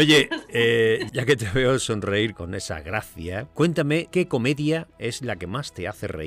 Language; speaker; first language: Spanish; native; Spanish